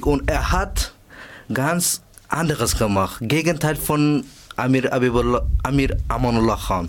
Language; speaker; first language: German; non-native, learner; Persian